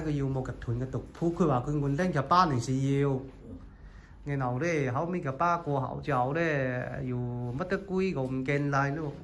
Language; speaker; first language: Chinese; native; Chinese